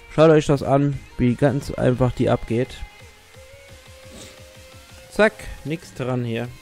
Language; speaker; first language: German; native; German